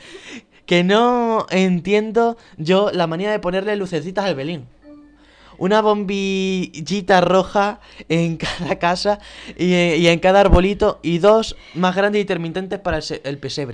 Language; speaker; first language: Spanish; native; Spanish